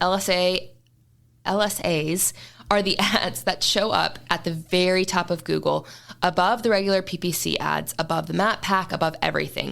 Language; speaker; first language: English; native; English